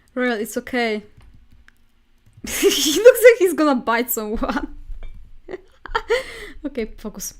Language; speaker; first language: English; non-native, fluent; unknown